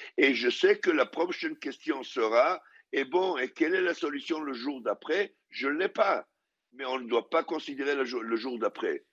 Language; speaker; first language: French; non-native, fluent; Hebrew